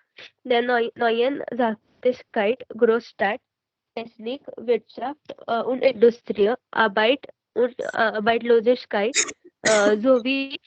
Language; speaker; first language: German; non-native, learner; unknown